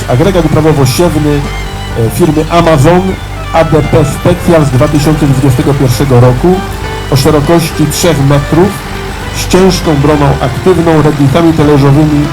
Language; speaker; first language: Polish; native; Polish